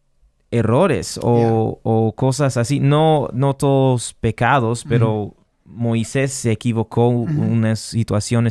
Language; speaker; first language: Spanish; non-native, fluent; English